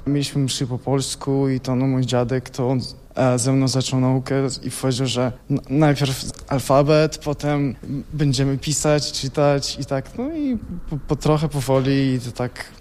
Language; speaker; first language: Polish; early bilingual, heritage; Polish